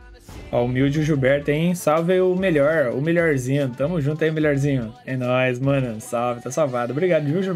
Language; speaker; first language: Portuguese; native; Portuguese